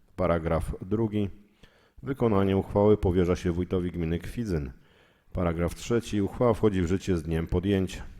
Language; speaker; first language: Polish; native; Polish